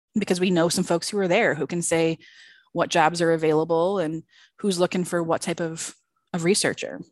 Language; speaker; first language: English; native; English